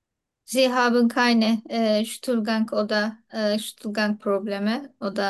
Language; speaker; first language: German; non-native, learner; Turkish